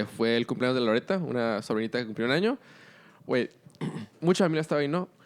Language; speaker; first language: Spanish; early bilingual, heritage; Spanish